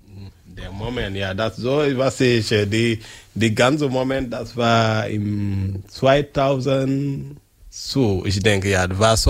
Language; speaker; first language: German; non-native, learner; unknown